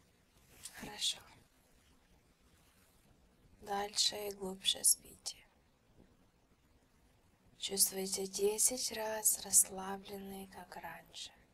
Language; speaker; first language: Russian; early bilingual, heritage; Russian